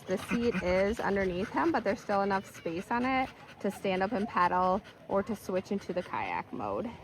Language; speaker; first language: English; native; English